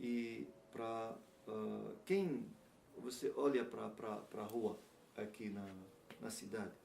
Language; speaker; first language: Portuguese; non-native, learner; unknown